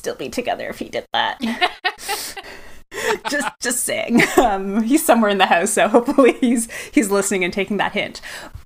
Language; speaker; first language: English; native; English